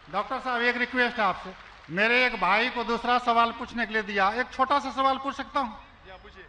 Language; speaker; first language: Hindi; native; Hindi